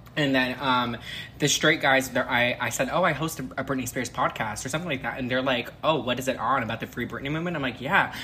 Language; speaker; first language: English; native; English